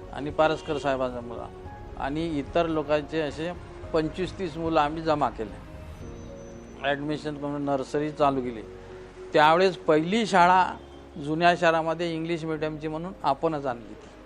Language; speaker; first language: Marathi; native; Marathi